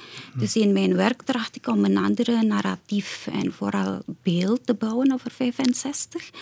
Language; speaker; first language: Dutch; non-native, fluent; Indonesian